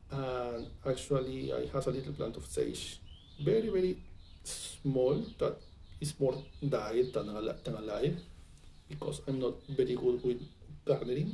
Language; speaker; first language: English; non-native, fluent; Spanish